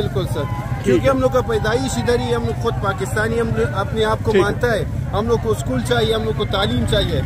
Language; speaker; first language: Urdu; non-native, local second language; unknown